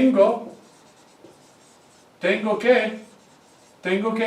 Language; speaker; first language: Spanish; non-native, fluent; English